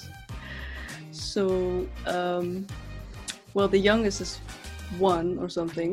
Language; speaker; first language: English; non-native, fluent; Dutch